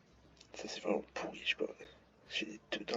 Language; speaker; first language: French; native; French